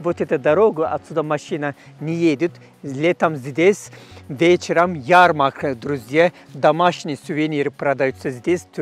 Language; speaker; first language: Russian; non-native, fluent; Turkish